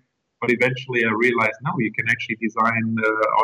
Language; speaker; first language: English; non-native, fluent; German